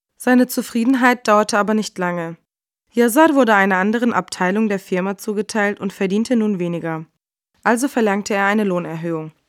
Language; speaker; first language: German; native; German